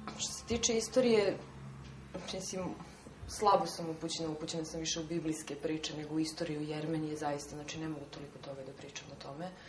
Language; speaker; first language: Serbian; non-native, fluent; Armenian